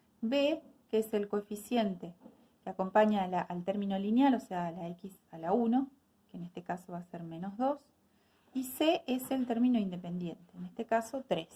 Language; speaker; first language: Spanish; native; Spanish